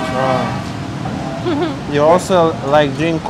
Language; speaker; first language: English; non-native, learner; Russian